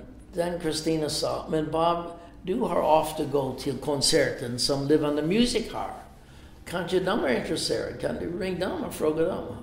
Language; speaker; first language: Swedish; non-native, fluent; English